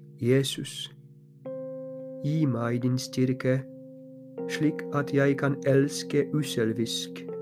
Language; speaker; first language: Norwegian; non-native, fluent; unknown